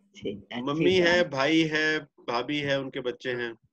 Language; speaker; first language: Hindi; native; Hindi